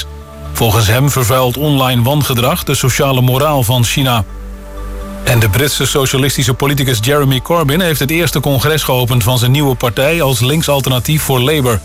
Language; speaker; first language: Dutch; native; Dutch